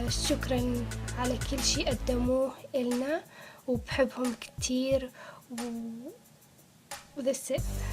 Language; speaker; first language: Arabic; early bilingual, heritage; Arabic